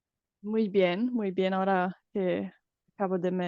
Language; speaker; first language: Spanish; non-native, fluent; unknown